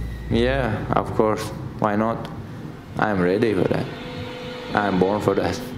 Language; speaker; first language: English; non-native, learner; Chechen